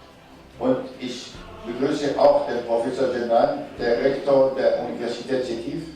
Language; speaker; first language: German; non-native, fluent; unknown